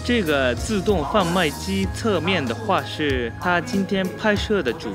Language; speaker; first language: Chinese; native; Chinese